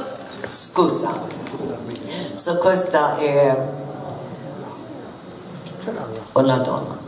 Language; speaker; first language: Italian; non-native, learner; Swedish